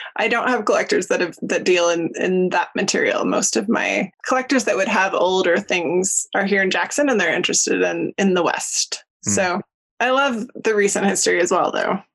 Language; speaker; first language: English; native; English